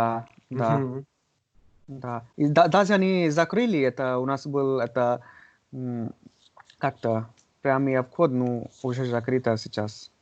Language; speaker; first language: Russian; non-native, learner; Hindi